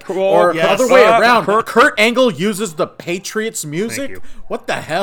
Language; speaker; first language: English; native; English